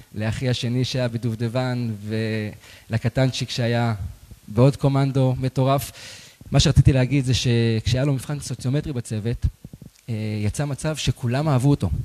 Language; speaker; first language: Hebrew; native; Hebrew